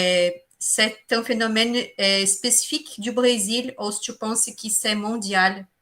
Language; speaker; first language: French; non-native, fluent; Portuguese